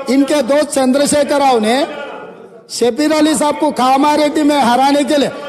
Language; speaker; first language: Hindi; non-native, local second language; Telugu